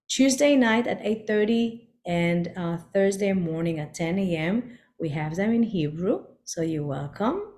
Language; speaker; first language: English; non-native, fluent; Hebrew